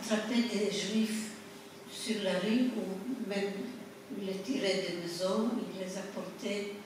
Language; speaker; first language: French; non-native, fluent; Polish